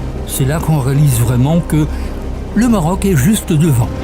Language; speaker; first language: French; native; French